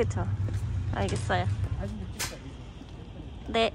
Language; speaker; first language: Korean; non-native, learner; Turkish